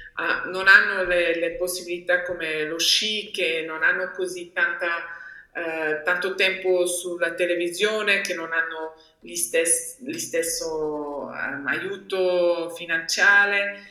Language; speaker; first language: Italian; non-native, local second language; German